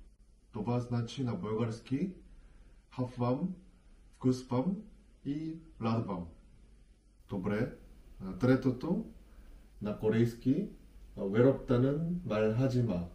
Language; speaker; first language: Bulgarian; non-native, learner; Korean